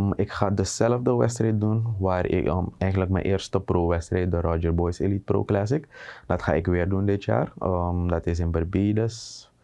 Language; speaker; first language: Dutch; native; Dutch